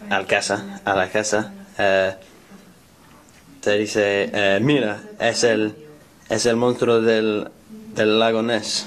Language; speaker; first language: Spanish; non-native, learner; English